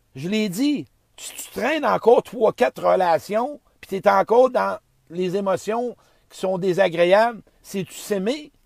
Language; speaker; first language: French; native; French